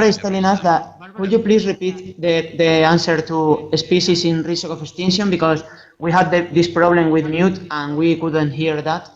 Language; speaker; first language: English; non-native, fluent; Spanish